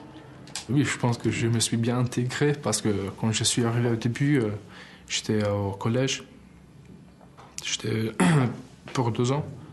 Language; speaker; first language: French; early bilingual, other home language; Albanian